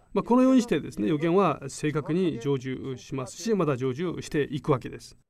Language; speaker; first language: Japanese; non-native, fluent; Korean